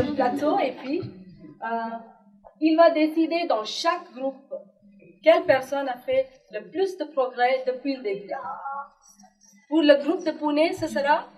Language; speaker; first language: French; non-native, fluent; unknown